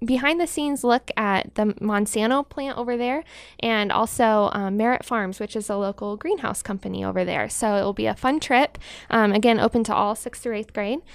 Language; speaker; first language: English; native; English